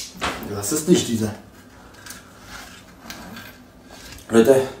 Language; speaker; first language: German; non-native, learner; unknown